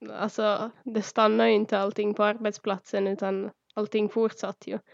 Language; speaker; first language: Swedish; early bilingual, other home language; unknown